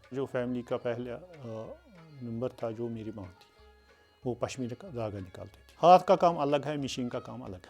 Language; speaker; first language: Urdu; non-native, local second language; Kashmiri